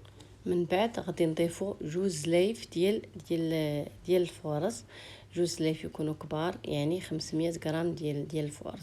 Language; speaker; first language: Arabic; native; Arabic